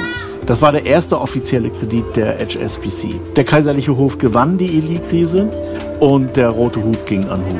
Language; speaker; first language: German; native; German